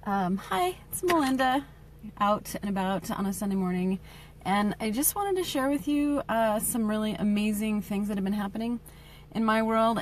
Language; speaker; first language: English; native; English